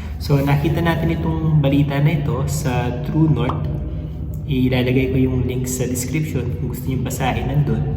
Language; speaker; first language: Filipino; native; Filipino